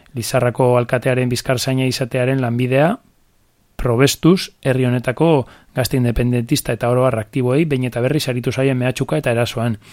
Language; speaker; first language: Basque; native; Basque